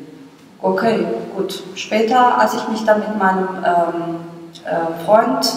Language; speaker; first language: German; non-native, fluent; Bosnian